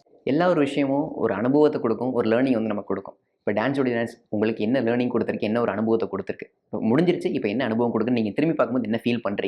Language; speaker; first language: Tamil; native; Tamil